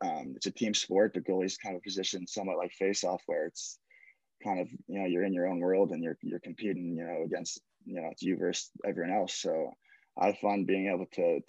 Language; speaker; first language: English; native; English